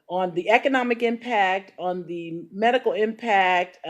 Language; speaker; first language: English; native; English